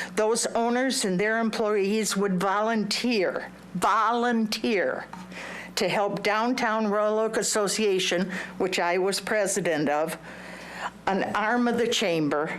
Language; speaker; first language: English; native; English